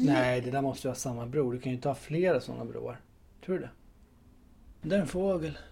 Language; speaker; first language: Swedish; native; Swedish